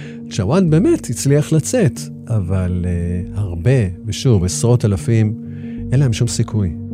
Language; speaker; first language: Hebrew; native; Hebrew